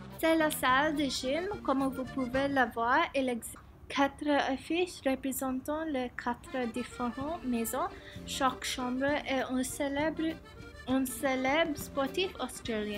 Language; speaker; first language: French; non-native, learner; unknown